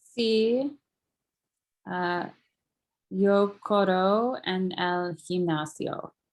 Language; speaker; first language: Spanish; non-native, learner; English